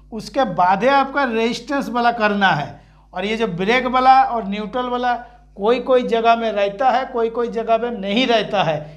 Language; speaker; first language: Hindi; native; Hindi